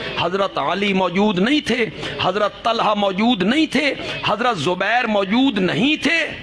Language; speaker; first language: Urdu; non-native, local second language; Punjabi